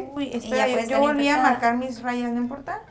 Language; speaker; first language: Spanish; native; Spanish